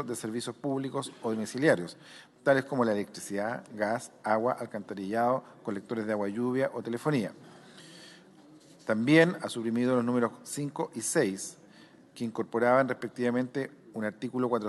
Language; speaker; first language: Spanish; native; Spanish